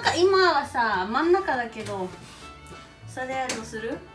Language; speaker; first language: Japanese; non-native, fluent; Spanish